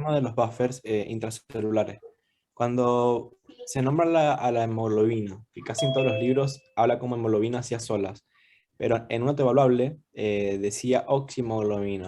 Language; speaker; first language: Spanish; native; Spanish